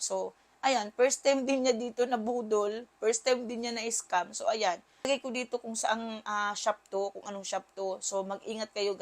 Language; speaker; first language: Filipino; native; Filipino